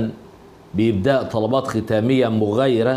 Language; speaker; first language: Arabic; native; Arabic